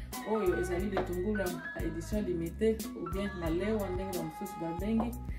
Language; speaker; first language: French; non-native, local second language; Swahili